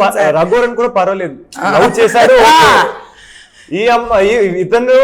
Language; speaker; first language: Telugu; non-native, local second language; Tamil